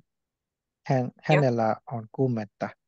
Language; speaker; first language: Finnish; non-native, learner; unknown